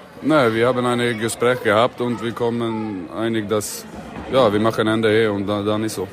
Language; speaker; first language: German; non-native, learner; Swedish